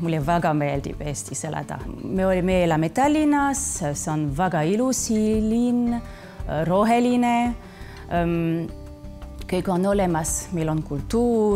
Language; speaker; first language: Estonian; non-native, learner; French